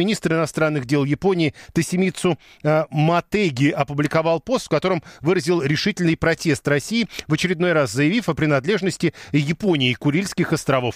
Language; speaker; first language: Russian; native; Russian